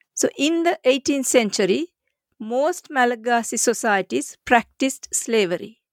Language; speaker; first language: English; non-native, local second language; Sinhala